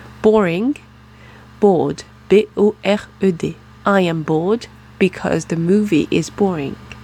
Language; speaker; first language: English; non-native, fluent; French